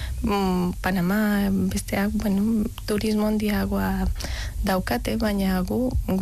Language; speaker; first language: Basque; non-native, learner; Spanish